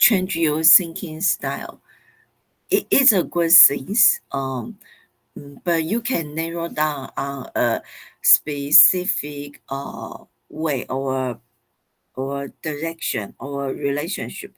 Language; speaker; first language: English; non-native, fluent; Chinese